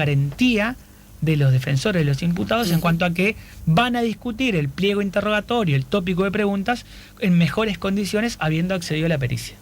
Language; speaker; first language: Spanish; native; Spanish